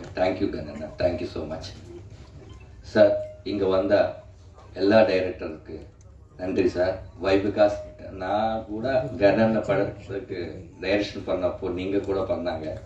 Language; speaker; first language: Tamil; non-native, learner; Telugu